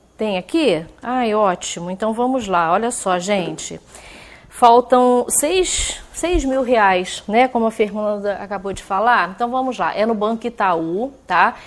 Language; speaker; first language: Portuguese; native; Portuguese